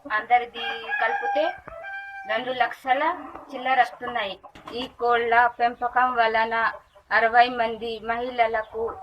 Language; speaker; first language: Telugu; non-native, local second language; Gondi